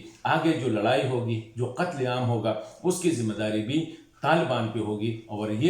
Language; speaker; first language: Hindi; non-native, local second language; Pashto